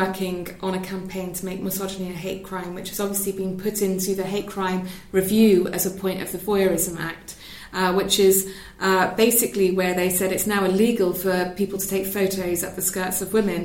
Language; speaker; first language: English; native; English